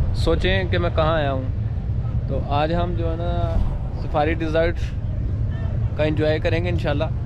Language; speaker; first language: Urdu; native; Urdu